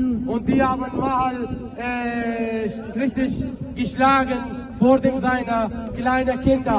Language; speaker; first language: German; non-native, learner; Baluchi